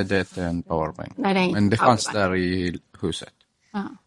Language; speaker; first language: Swedish; non-native, fluent; Arabic